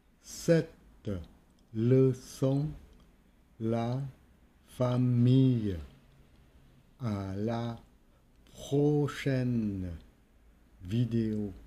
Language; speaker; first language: French; non-native, fluent; Vietnamese